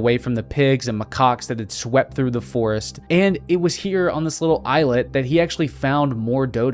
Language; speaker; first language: English; native; English